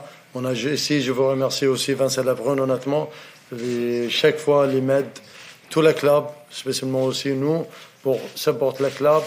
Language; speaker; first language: French; non-native, fluent; Arabic